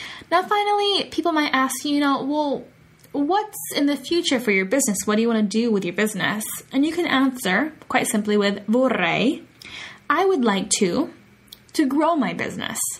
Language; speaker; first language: English; native; English